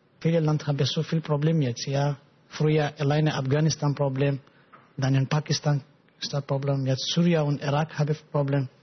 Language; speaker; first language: German; non-native, learner; Pashto